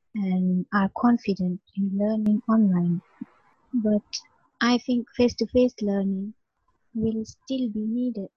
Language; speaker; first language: English; non-native, local second language; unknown